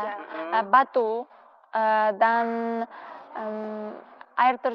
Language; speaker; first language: Indonesian; non-native, learner; Uzbek